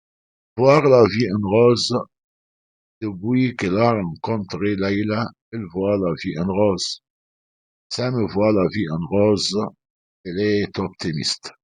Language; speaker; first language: French; non-native, fluent; Arabic